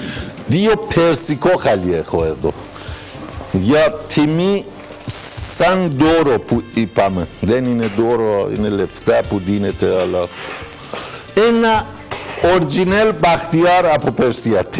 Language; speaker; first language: Greek; non-native, learner; Persian